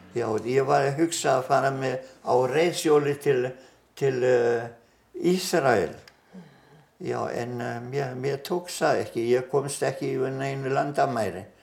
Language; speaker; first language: Icelandic; non-native, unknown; German